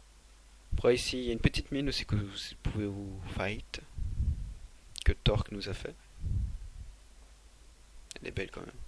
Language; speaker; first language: French; native; French